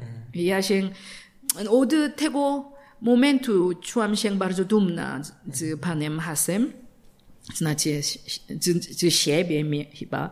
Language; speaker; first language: Polish; non-native, learner; Korean